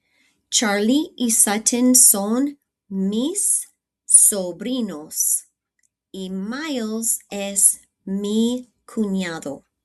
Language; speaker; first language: Spanish; non-native, fluent; English